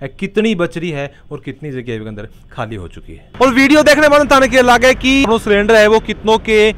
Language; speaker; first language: Hindi; native; Hindi